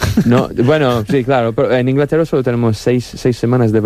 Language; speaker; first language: Spanish; non-native, fluent; English